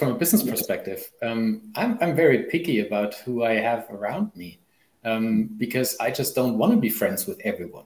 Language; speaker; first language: English; non-native, fluent; German